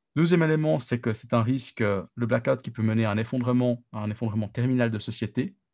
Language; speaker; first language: French; native; French